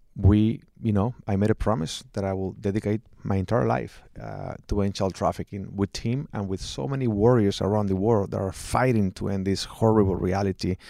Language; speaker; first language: English; non-native, fluent; Spanish